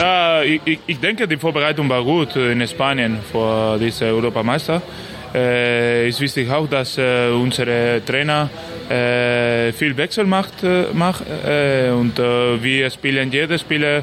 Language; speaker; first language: German; non-native, learner; Spanish